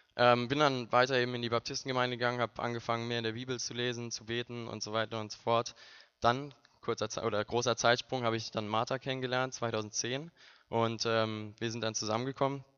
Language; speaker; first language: German; native; German